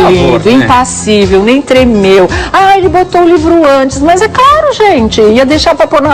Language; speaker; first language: Portuguese; native; Portuguese